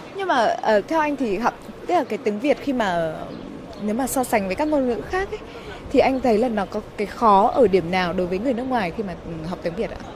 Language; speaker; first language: Vietnamese; native; Vietnamese